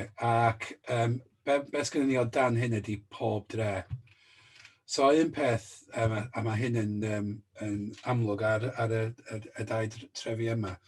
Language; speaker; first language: Welsh; native; Welsh